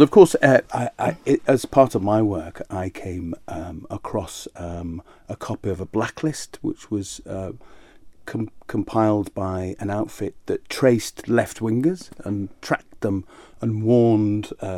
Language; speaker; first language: English; native; English